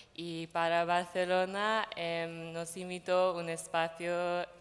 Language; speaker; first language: Spanish; non-native, fluent; English